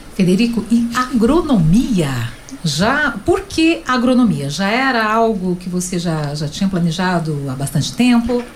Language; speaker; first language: Portuguese; native; Portuguese